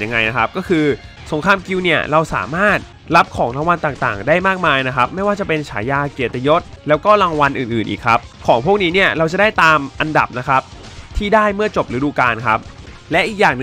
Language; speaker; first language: Thai; native; Thai